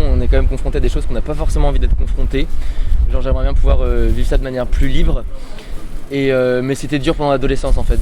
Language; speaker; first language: French; native; French